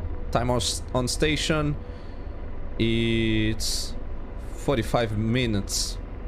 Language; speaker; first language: English; non-native, fluent; Portuguese